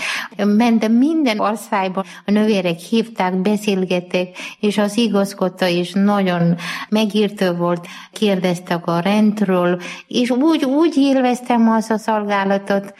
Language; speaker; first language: Hungarian; non-native, fluent; Malayalam